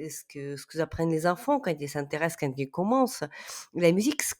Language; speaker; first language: French; non-native, fluent; Ukrainian